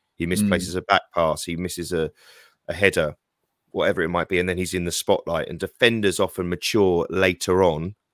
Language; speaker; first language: English; native; English